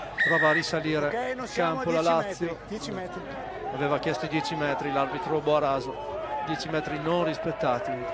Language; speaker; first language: Italian; native; Italian